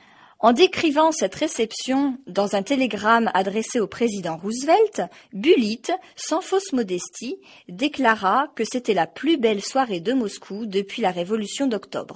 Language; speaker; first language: French; native; French